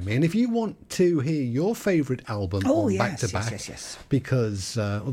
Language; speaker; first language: English; native; English